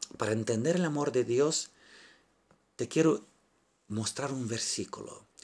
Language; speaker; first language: Spanish; non-native, fluent; Romanian